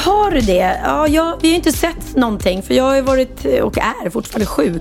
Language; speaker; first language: Swedish; native; Swedish